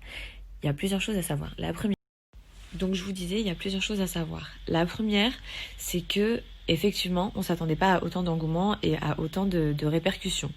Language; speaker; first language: French; native; French